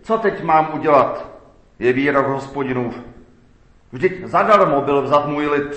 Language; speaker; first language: Czech; native; Czech